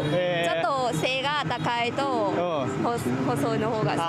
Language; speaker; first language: Japanese; non-native, learner; Vietnamese